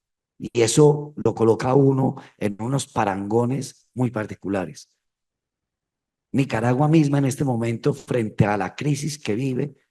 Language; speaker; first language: Spanish; native; Spanish